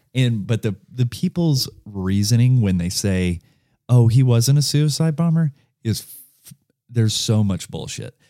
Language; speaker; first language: English; native; English